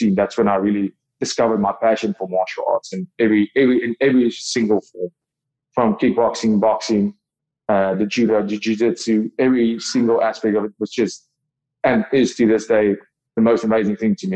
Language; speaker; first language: English; non-native, local second language; Afrikaans